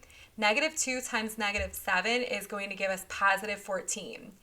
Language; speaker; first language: English; native; English